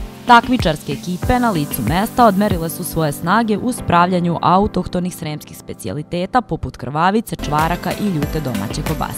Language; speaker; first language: Serbian; native; Serbian